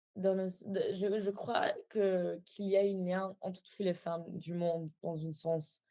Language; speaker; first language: French; non-native, fluent; Persian